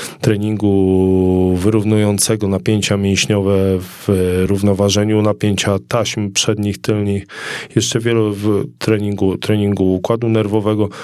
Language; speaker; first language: Polish; native; Polish